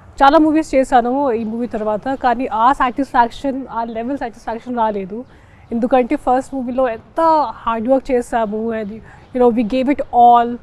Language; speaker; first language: Telugu; non-native, fluent; Hindi